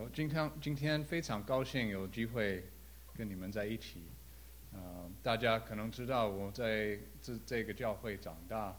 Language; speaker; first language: Chinese; early bilingual, heritage; English